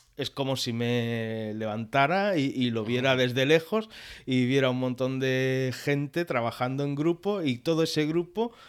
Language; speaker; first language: Spanish; non-native, local second language; Catalan